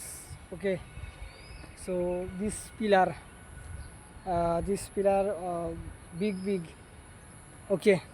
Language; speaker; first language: English; non-native, learner; Bangla